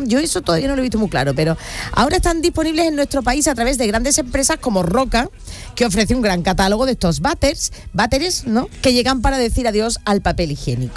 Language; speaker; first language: Spanish; native; Spanish